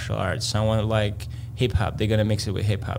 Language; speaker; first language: English; non-native, fluent; Latvian